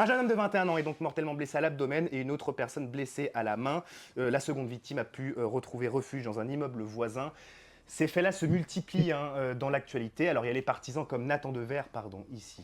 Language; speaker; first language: French; native; French